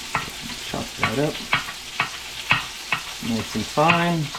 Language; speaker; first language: English; native; English